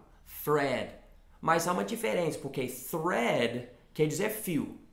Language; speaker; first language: Portuguese; non-native, fluent; English